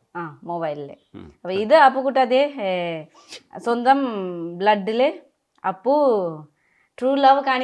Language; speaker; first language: Malayalam; non-native, fluent; Nepali